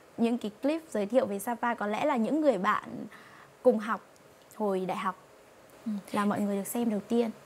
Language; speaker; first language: Vietnamese; non-native, local second language; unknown